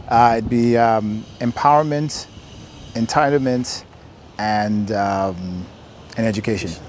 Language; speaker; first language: English; native; English